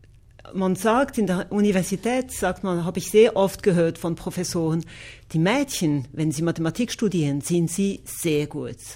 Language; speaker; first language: German; non-native, local second language; French